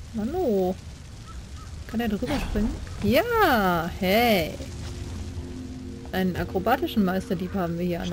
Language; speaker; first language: German; native; German